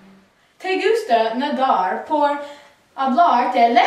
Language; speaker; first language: Spanish; non-native, learner; English